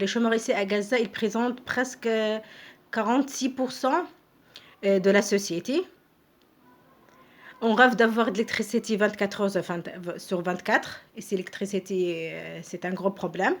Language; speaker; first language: French; non-native, fluent; Arabic